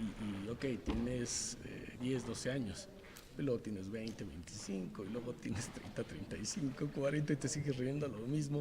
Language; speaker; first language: Spanish; native; Spanish